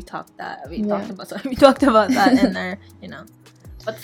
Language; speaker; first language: English; non-native, local second language; Filipino